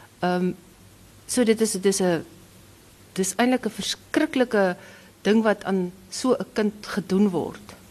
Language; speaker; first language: Afrikaans; native; Afrikaans